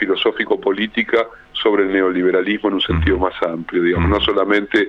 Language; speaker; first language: Spanish; native; Spanish